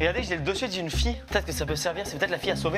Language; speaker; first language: French; native; French